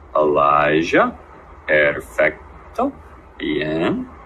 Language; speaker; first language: Spanish; non-native, fluent; English